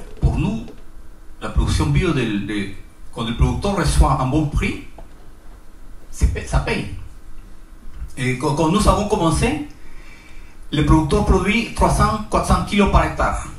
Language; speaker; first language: French; non-native, learner; Spanish